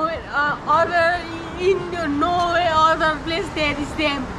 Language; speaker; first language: English; non-native, learner; Nepali